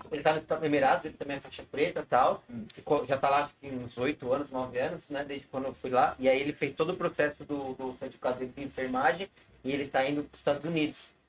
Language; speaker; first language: Portuguese; native; Portuguese